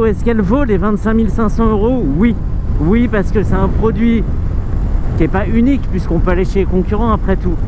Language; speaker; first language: French; native; French